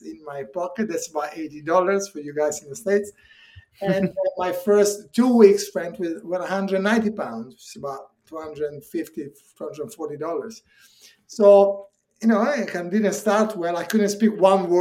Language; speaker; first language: English; non-native, fluent; Italian